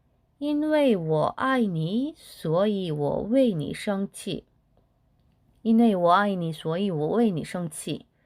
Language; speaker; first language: Chinese; non-native, fluent; Korean